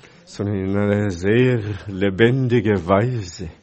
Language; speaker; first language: German; non-native, fluent; Chinese